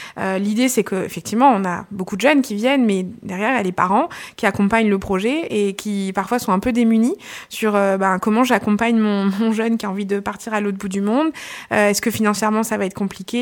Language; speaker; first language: French; native; French